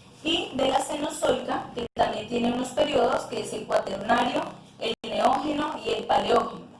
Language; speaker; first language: Spanish; native; Spanish